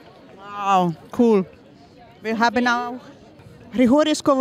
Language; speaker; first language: German; non-native, learner; Ukrainian